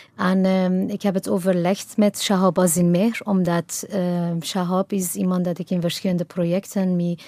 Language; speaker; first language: Dutch; non-native, fluent; Persian